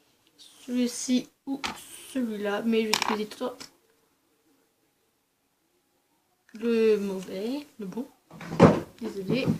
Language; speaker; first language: French; early bilingual, other home language; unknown